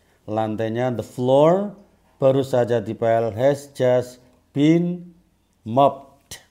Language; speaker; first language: English; non-native, fluent; Indonesian